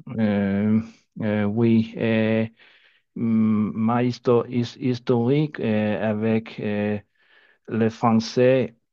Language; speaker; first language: French; non-native, learner; Danish